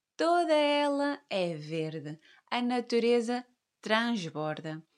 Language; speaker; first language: Portuguese; native; Portuguese